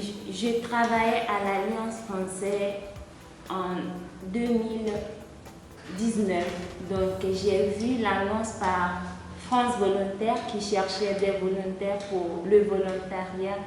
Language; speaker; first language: French; non-native, fluent; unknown